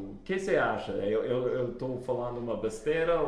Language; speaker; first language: Portuguese; non-native, fluent; English